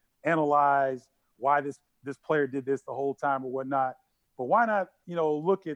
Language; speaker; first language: English; native; English